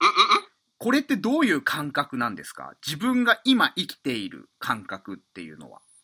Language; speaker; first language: Japanese; native; Japanese